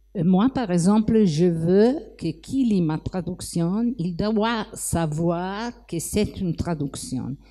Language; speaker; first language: French; non-native, fluent; Italian